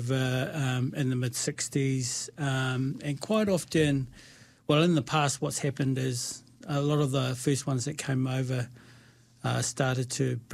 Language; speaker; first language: English; native; English